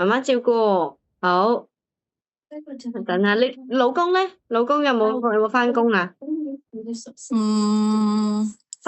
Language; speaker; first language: Cantonese; native; Cantonese